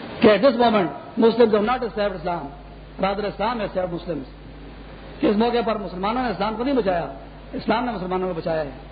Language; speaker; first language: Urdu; non-native, local second language; Pashto